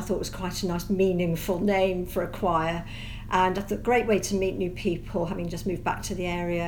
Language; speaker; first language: English; native; English